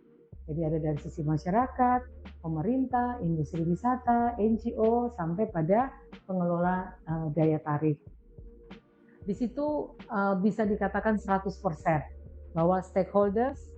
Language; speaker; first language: Indonesian; native; Indonesian